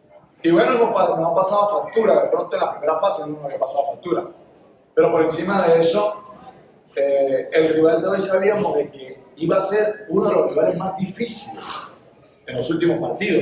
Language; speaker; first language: Spanish; native; Spanish